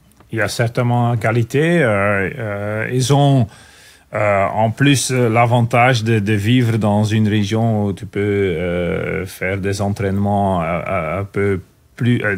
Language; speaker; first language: French; non-native, local second language; Dutch